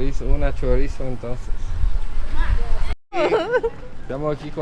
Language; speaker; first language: Spanish; non-native, learner; English